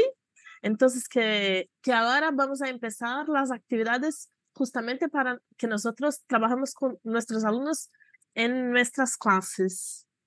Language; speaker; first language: Spanish; non-native, fluent; Portuguese